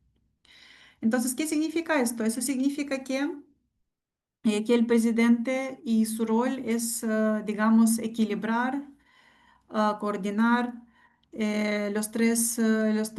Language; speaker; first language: Spanish; non-native, fluent; Ukrainian